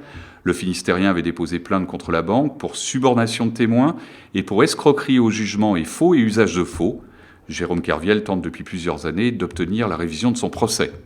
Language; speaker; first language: French; native; French